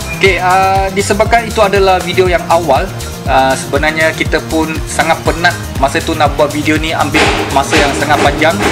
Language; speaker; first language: Malay; non-native, local second language; Min Nan Chinese